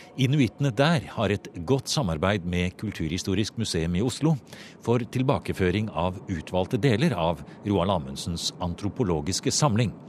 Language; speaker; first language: Norwegian; native; Norwegian